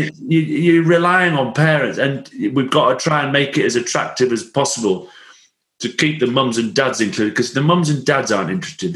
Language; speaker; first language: English; native; English